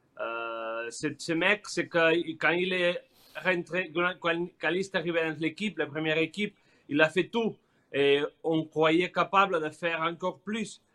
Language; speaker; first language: French; non-native, learner; Spanish